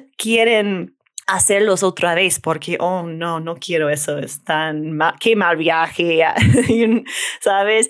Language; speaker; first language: Spanish; non-native, learner; English